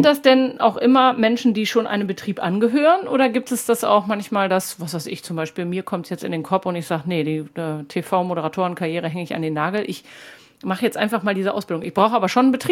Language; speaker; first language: German; native; German